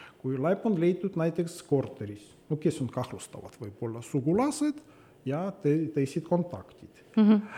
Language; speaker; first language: Estonian; non-native, local second language; Russian